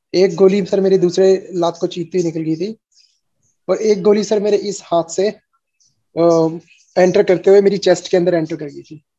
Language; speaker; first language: Hindi; native; Hindi